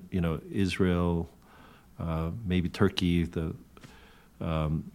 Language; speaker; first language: English; early bilingual, other home language; Korean